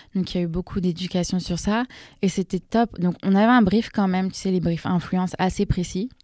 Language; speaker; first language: French; native; French